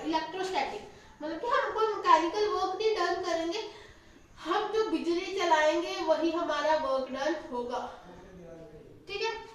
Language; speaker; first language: Hindi; native; Hindi